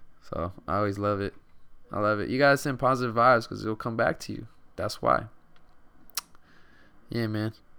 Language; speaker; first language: English; early bilingual, other home language; Spanish